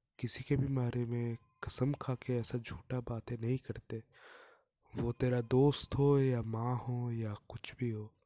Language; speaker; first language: Hindi; non-native, local second language; Bangla